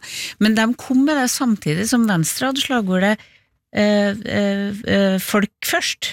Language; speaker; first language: Norwegian; native; Norwegian